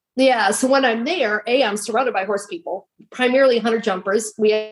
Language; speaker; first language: English; native; English